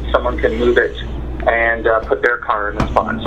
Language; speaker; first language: English; native; English